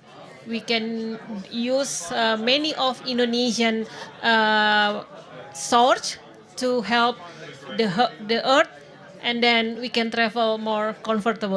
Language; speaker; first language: English; non-native, fluent; Indonesian